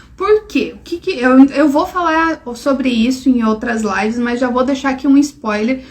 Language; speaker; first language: Portuguese; native; Portuguese